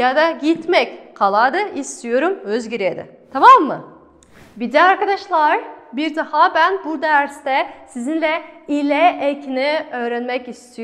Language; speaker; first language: Turkish; non-native, fluent; Kazakh